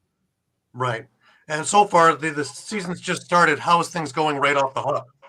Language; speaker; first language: English; native; English